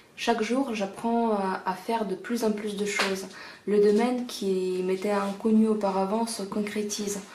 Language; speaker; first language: French; non-native, fluent; Russian